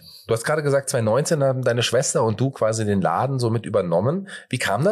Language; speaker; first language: German; native; German